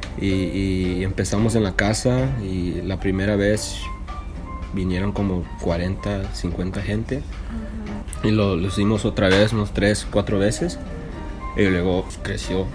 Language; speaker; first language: Spanish; early bilingual, heritage; Spanish